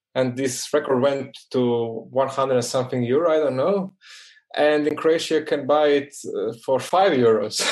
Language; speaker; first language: English; non-native, fluent; Croatian